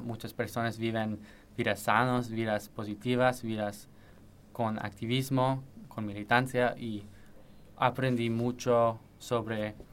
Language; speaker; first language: Spanish; non-native, fluent; English